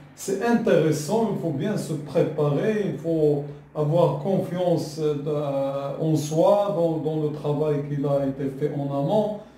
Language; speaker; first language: French; non-native, local second language; Arabic